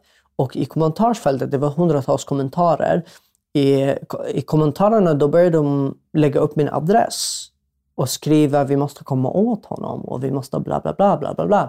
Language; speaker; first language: Swedish; non-native, fluent; Arabic